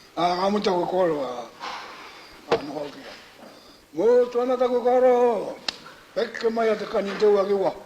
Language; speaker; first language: Māori; native; Māori